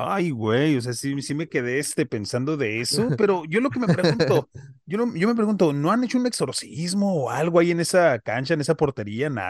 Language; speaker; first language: Spanish; native; Spanish